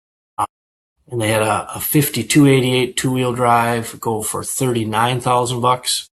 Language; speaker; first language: English; native; English